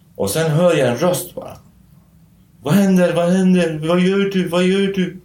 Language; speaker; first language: Swedish; non-native, fluent; Kurdish